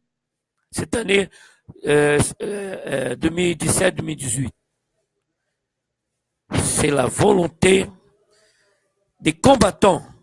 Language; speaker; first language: French; non-native, fluent; Portuguese